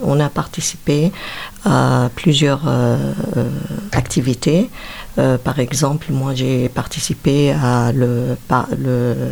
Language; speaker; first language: French; non-native, learner; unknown